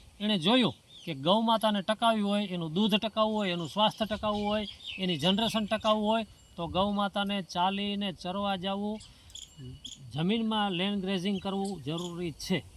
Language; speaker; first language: Gujarati; non-native, local second language; Kachhi